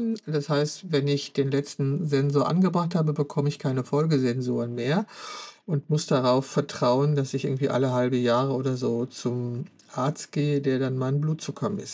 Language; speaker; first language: German; native; German